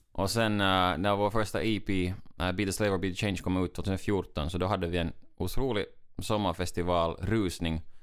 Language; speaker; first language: Swedish; native; Swedish